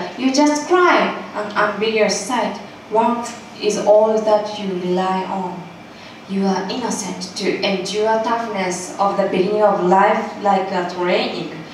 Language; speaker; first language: English; non-native, fluent; Japanese